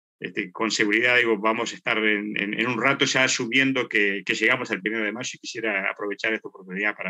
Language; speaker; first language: Spanish; native; Spanish